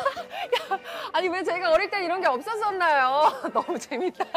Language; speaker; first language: Korean; native; Korean